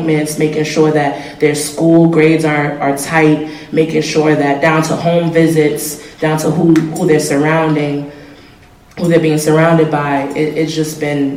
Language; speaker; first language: English; native; English